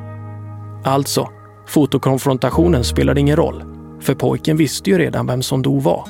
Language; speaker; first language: Swedish; native; Swedish